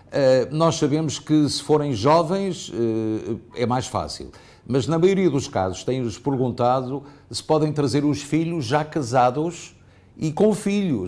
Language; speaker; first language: Portuguese; native; Portuguese